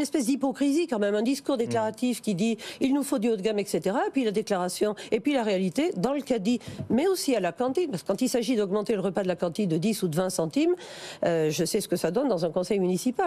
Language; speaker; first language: French; native; French